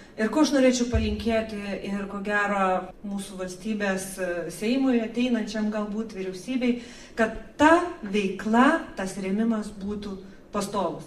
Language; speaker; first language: Lithuanian; native; Lithuanian